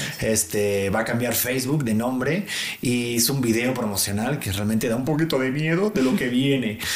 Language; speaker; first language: Spanish; native; Spanish